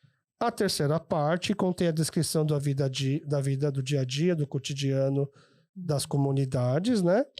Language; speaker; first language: Portuguese; early bilingual, other home language; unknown